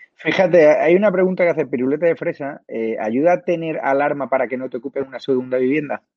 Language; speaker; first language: Spanish; native; Spanish